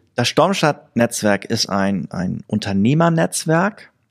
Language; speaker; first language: German; native; German